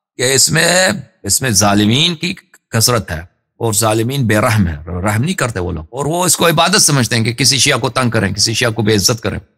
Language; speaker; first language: Urdu; non-native, fluent; Persian